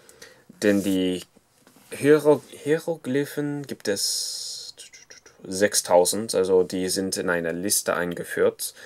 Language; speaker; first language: German; non-native, fluent; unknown